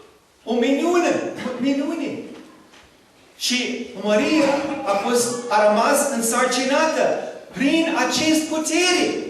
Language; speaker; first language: Romanian; non-native, learner; English